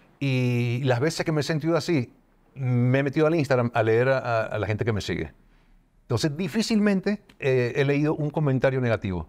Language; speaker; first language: Spanish; native; Spanish